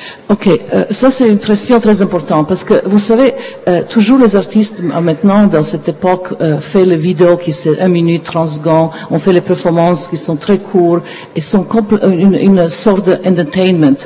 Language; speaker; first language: French; non-native, learner; Serbian